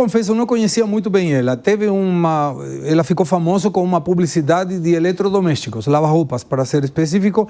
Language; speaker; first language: Portuguese; non-native, fluent; Spanish